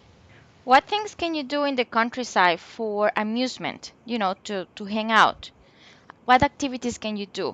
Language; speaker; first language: English; non-native, local second language; Spanish